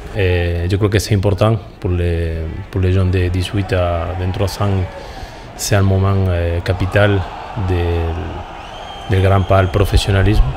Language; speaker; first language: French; non-native, fluent; Spanish